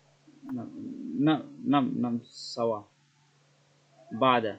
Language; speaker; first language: Arabic; non-native, learner; Bangla